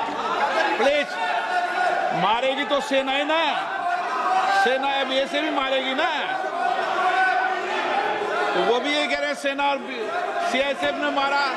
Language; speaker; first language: Hindi; native; Hindi